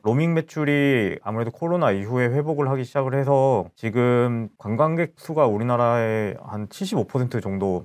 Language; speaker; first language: Korean; native; Korean